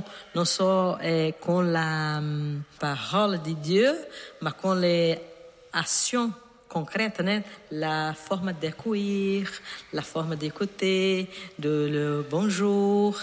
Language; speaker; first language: French; non-native, learner; Portuguese